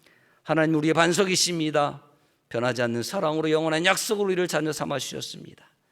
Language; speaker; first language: Korean; native; Korean